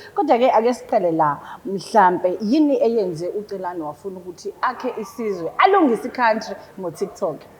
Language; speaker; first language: Zulu; native; Zulu